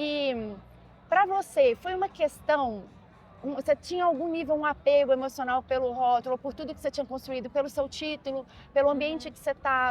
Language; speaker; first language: Portuguese; native; Portuguese